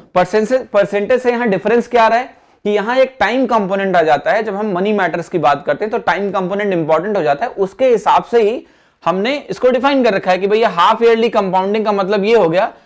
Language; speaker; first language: Hindi; native; Hindi